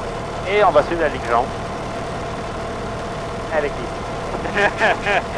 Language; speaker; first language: French; native; French